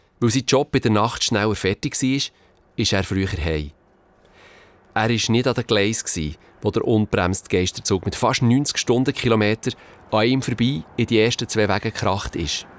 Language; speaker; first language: German; native; German